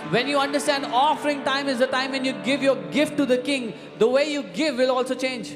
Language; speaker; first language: English; non-native, local second language; Hindi